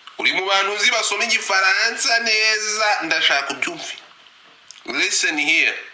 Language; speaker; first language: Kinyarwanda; native; Kinyarwanda